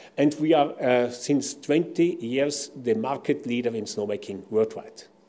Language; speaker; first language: English; non-native, fluent; German